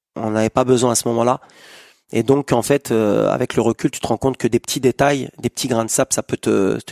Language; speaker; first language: French; native; French